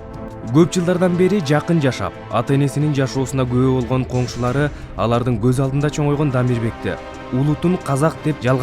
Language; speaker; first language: Kyrgyz; native; Kyrgyz